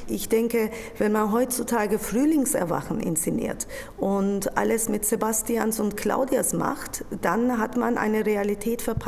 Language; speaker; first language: German; non-native, fluent; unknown